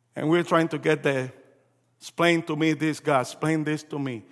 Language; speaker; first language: English; early bilingual, other home language; Spanish